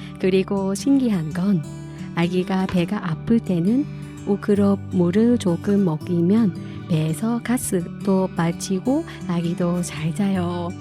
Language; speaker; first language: Korean; non-native, fluent; Vietnamese